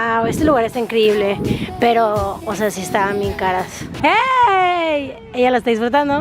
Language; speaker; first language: Spanish; native; Spanish